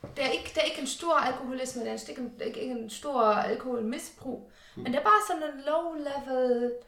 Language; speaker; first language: Danish; non-native, fluent; English